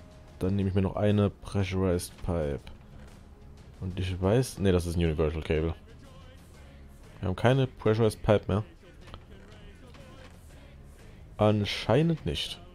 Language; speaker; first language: German; native; German